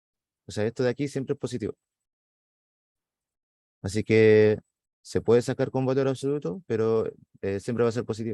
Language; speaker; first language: Spanish; native; Spanish